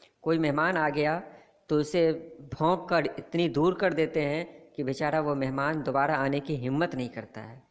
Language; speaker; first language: Urdu; native; Urdu